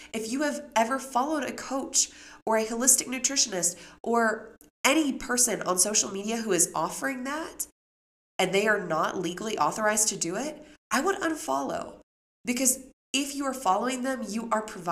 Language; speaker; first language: English; native; English